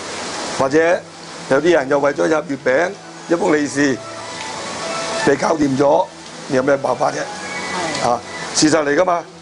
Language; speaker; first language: Cantonese; native; Cantonese